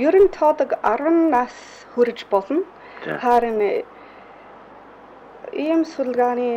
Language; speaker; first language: Mongolian; non-native, fluent; English